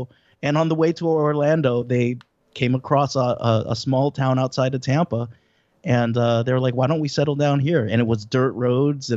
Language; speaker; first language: English; native; English